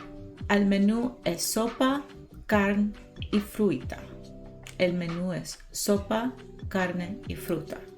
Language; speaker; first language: Spanish; non-native, learner; English